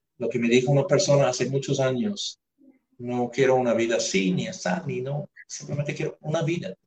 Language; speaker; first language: Spanish; non-native, fluent; English